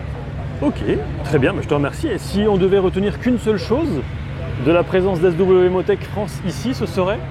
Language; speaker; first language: French; native; French